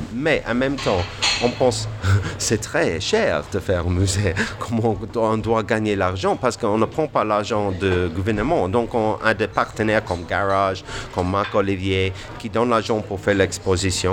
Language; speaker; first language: French; non-native, fluent; English